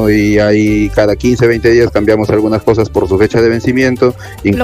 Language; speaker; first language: Spanish; native; Spanish